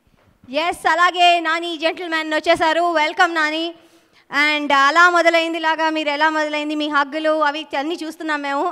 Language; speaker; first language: Telugu; native; Telugu